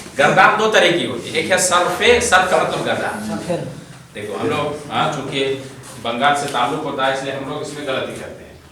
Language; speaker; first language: Urdu; non-native, local second language; Bangla